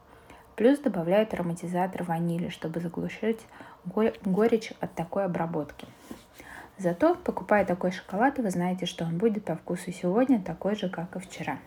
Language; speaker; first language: Russian; native; Russian